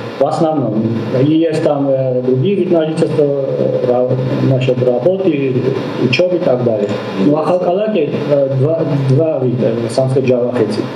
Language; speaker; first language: Russian; non-native, local second language; Armenian